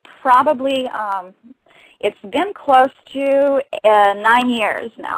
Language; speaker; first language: English; non-native, fluent; Russian